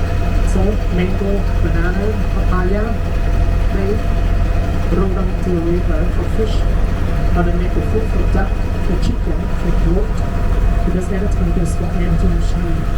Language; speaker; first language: English; non-native, learner; Vietnamese